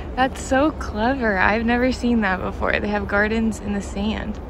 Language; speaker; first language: English; native; English